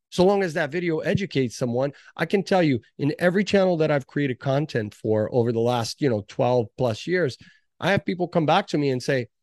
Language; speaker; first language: English; early bilingual, other home language; Portuguese